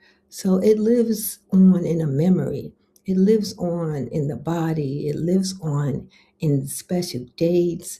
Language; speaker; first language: English; native; English